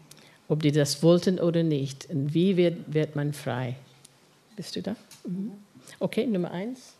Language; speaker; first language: German; non-native, fluent; English